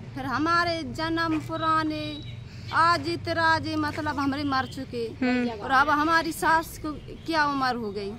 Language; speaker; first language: Hindi; native; Hindi